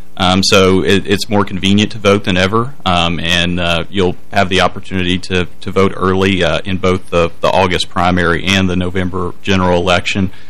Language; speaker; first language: English; native; English